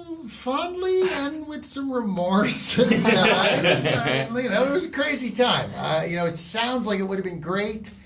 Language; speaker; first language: English; native; English